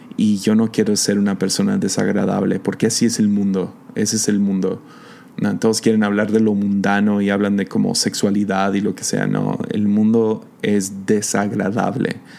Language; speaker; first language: Spanish; non-native, fluent; English